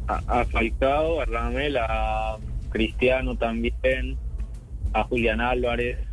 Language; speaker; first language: Spanish; native; Spanish